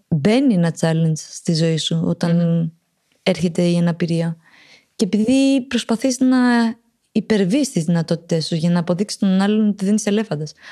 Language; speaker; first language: Greek; early bilingual, other home language; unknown